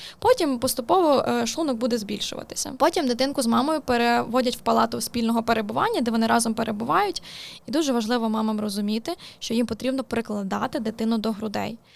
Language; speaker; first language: Ukrainian; native; Ukrainian